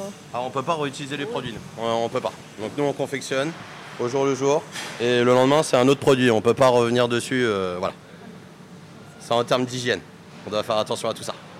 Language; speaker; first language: French; native; French